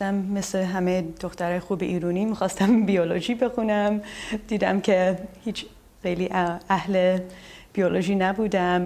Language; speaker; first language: Persian; early bilingual, heritage; Persian